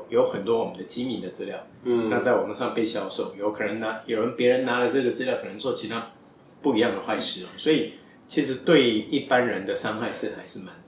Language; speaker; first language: Chinese; native; Chinese